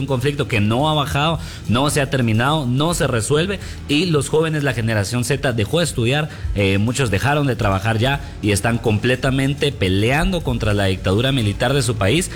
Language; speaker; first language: Spanish; native; Spanish